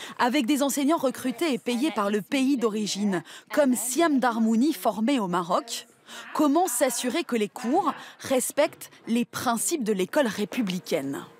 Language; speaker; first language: French; native; French